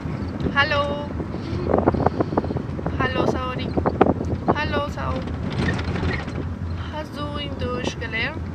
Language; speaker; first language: German; non-native, learner; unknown